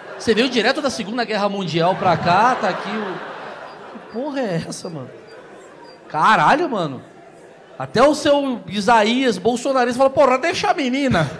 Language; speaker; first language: Portuguese; native; Portuguese